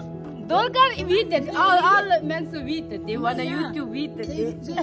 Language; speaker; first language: Dutch; non-native, learner; Tibetan